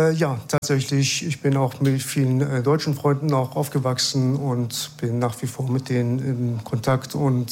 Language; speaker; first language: German; early bilingual, other home language; Persian